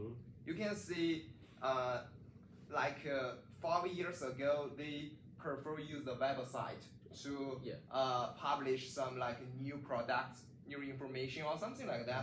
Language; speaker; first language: English; non-native, learner; Chinese